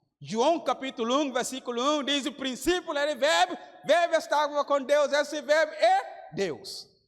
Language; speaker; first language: Portuguese; non-native, fluent; Mandingo